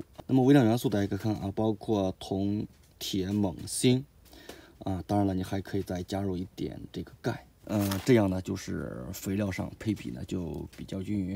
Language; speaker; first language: Chinese; native; Chinese